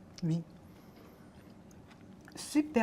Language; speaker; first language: French; non-native, local second language; Arabic